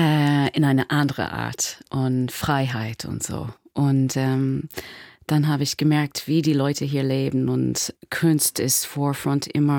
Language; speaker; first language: German; non-native, learner; English